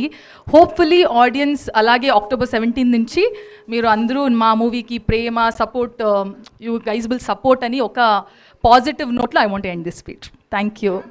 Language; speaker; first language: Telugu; non-native, local second language; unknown